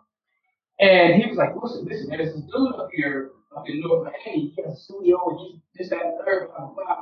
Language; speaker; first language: English; native; English